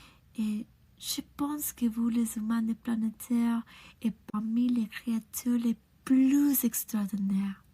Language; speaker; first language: French; non-native, learner; English